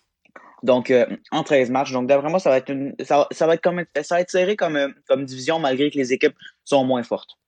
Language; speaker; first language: French; native; French